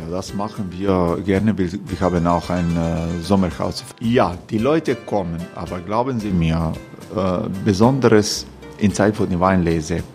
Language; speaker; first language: German; non-native, learner; Croatian